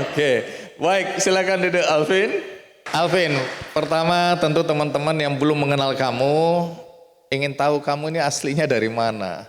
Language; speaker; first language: Indonesian; native; Indonesian